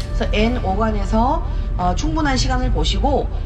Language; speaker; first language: Korean; early bilingual, heritage; Korean